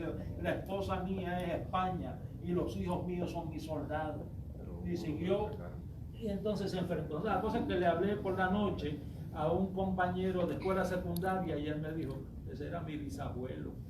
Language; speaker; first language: Spanish; native; Spanish